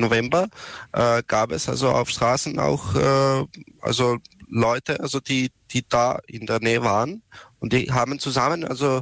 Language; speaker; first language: German; non-native, learner; Serbian